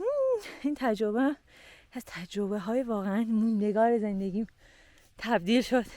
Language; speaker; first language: Persian; native; Persian